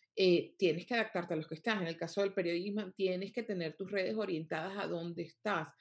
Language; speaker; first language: Spanish; native; Spanish